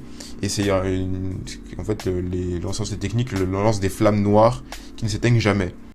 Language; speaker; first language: French; native; French